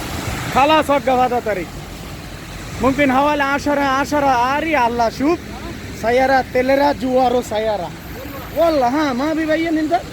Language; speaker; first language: Arabic; non-native, learner; Bangla